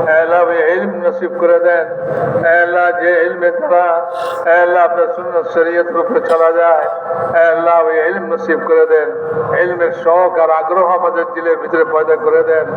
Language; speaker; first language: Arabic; non-native, fluent; Bangla